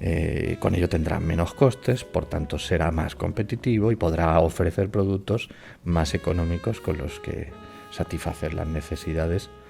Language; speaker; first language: Spanish; native; Spanish